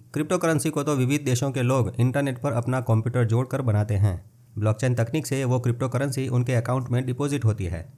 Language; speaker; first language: Hindi; non-native, local second language; Gujarati